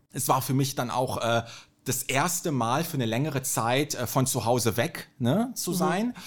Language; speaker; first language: German; native; German